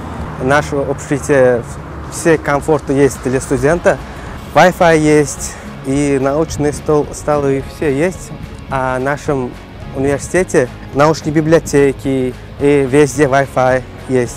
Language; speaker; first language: Russian; non-native, learner; Uzbek